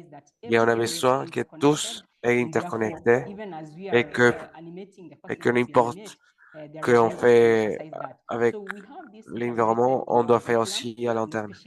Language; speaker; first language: French; non-native, learner; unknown